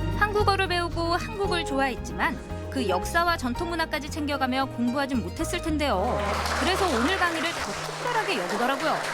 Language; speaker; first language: Korean; native; Korean